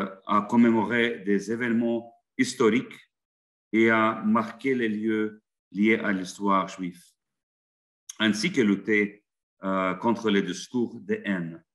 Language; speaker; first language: French; non-native, fluent; Lithuanian